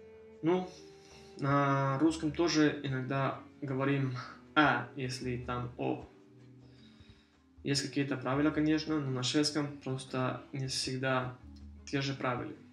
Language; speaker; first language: Russian; early bilingual, heritage; Russian